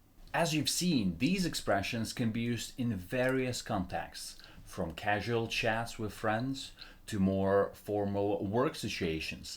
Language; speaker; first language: English; non-native, fluent; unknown